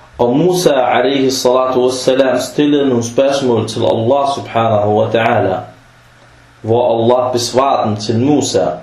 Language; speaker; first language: Danish; early bilingual, other home language; Arabic